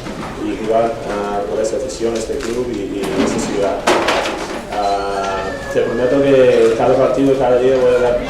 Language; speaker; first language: Spanish; non-native, fluent; English